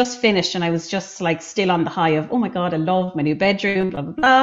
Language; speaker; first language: English; native; English